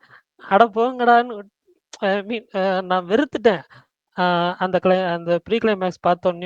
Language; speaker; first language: Tamil; native; Tamil